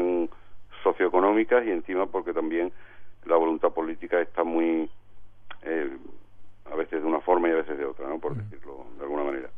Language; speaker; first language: Spanish; native; Spanish